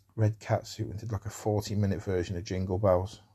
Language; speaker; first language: English; native; English